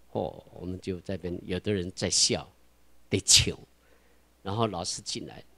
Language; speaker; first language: Chinese; non-native, local second language; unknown